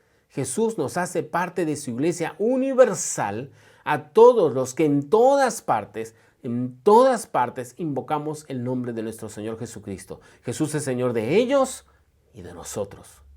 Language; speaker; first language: Spanish; native; Spanish